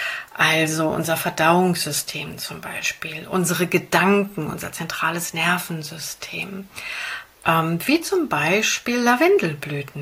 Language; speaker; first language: German; native; German